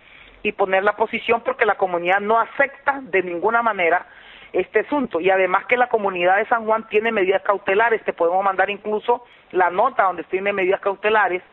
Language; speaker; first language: Spanish; native; Spanish